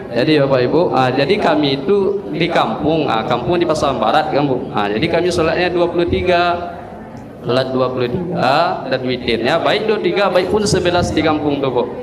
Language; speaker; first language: Malay; non-native, local second language; Minangkabau